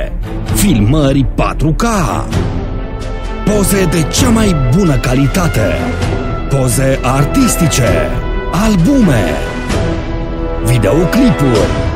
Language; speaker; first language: Romanian; native; Romanian